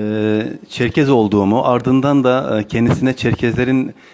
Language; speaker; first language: Turkish; native; Turkish